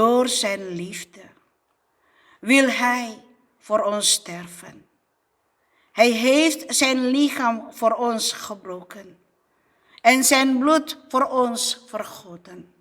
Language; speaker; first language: Dutch; non-native, fluent; Indonesian